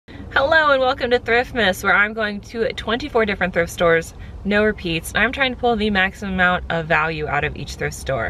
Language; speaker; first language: English; native; English